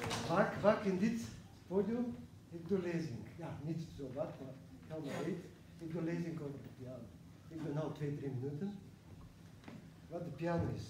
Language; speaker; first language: Dutch; non-native, learner; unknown